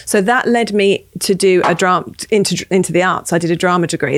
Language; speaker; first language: English; native; English